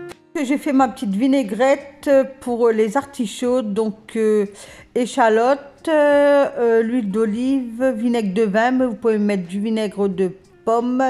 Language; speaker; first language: French; native; French